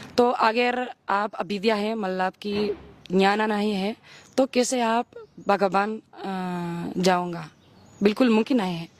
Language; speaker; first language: Hindi; non-native, learner; Spanish